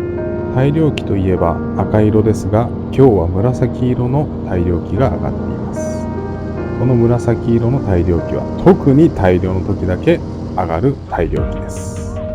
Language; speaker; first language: Japanese; native; Japanese